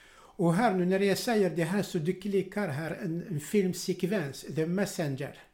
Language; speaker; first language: Swedish; non-native, fluent; Arabic